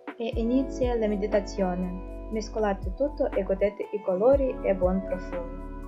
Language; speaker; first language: Italian; non-native, fluent; Russian